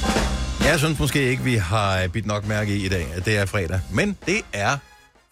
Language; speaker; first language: Danish; native; Danish